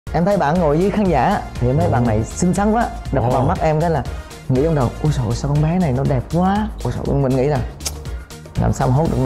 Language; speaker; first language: Vietnamese; native; Vietnamese